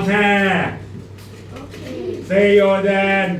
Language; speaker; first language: English; non-native, fluent; Thai